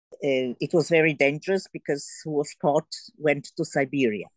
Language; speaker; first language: English; early bilingual, heritage; Polish